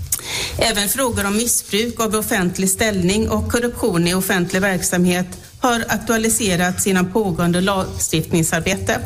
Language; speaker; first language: Swedish; native; Swedish